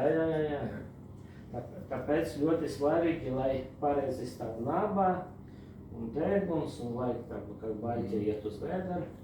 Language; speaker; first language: Latvian; non-native, local second language; Russian